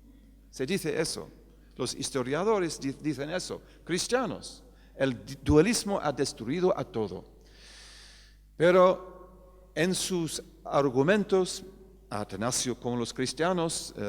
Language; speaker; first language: Spanish; non-native, fluent; English